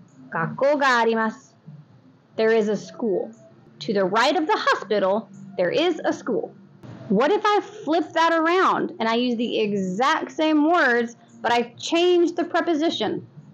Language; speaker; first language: English; native; English